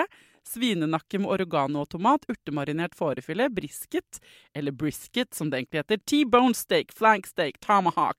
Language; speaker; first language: Norwegian; native; Norwegian